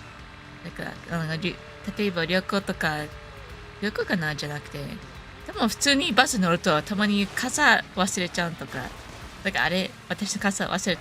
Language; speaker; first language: Japanese; non-native, fluent; English